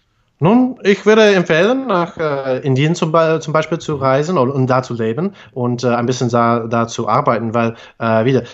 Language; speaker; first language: German; non-native, fluent; English